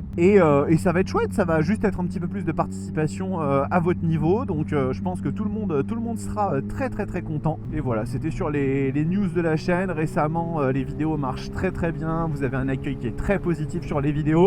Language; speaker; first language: French; native; French